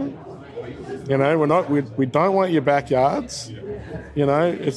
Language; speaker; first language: English; native; English